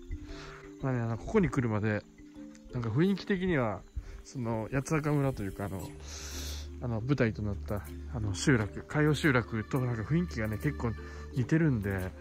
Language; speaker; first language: Japanese; native; Japanese